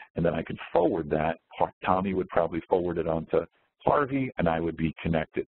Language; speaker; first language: English; native; English